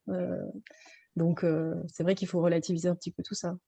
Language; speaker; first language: French; native; French